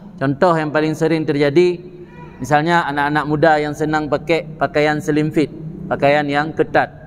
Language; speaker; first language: Malay; non-native, local second language; Achinese